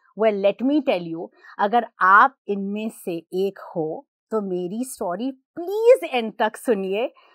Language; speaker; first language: Hindi; non-native, local second language; Gujarati